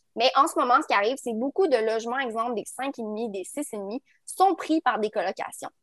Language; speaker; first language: French; native; French